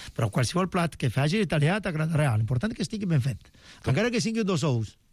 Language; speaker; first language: Catalan; non-native, fluent; Italian